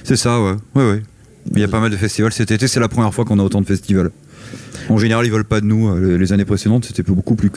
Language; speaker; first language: French; native; French